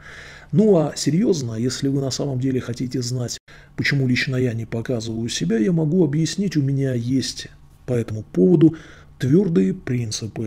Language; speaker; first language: Russian; native; Russian